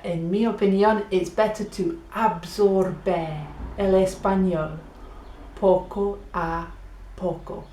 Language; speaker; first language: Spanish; non-native, fluent; English